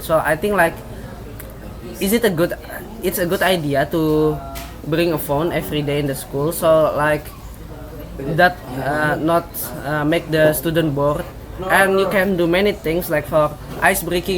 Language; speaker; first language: English; non-native, learner; Indonesian